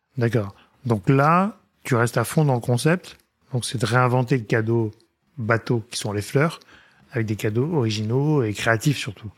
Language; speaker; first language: French; native; French